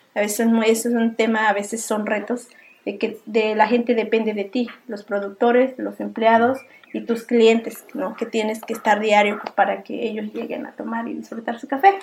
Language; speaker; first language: Spanish; native; Spanish